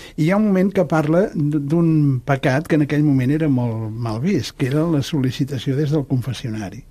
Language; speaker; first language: Catalan; native; Catalan